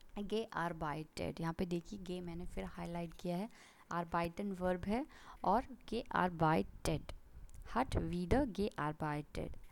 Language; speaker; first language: Hindi; native; Hindi